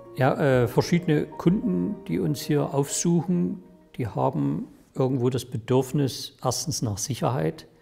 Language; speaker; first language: German; native; German